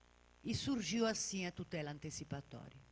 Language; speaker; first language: Portuguese; native; Portuguese